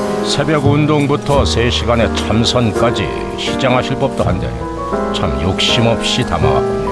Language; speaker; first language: Korean; native; Korean